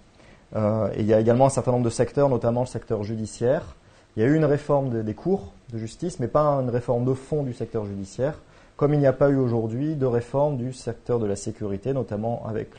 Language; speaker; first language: French; native; French